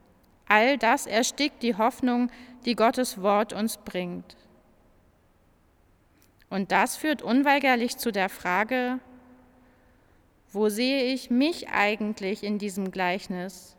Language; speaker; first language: German; native; German